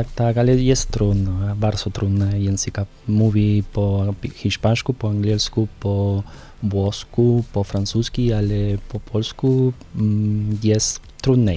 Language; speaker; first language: Polish; non-native, learner; Spanish